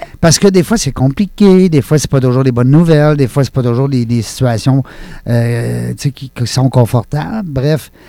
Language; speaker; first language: French; native; French